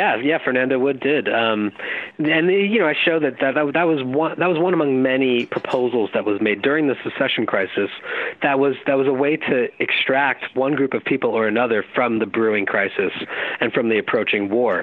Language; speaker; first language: English; native; English